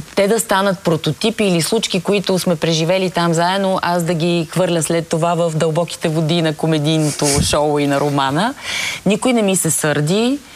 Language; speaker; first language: Bulgarian; native; Bulgarian